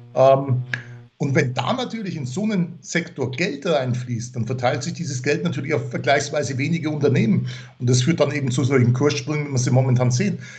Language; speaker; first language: German; non-native, fluent; English